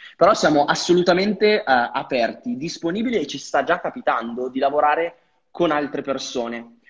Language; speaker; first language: Italian; native; Italian